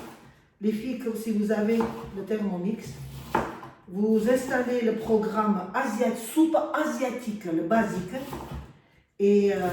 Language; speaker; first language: French; non-native, fluent; Armenian